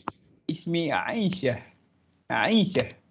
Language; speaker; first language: Arabic; non-native, learner; Malay